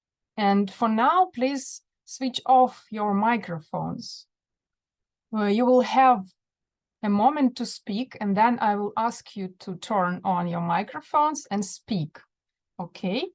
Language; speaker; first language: English; non-native, fluent; Russian